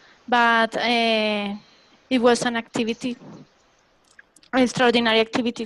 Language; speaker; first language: English; non-native, fluent; Spanish